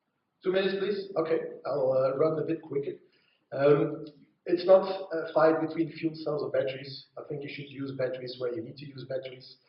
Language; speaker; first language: English; non-native, fluent; Dutch